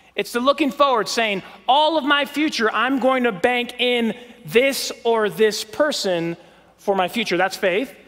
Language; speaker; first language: English; early bilingual, heritage; English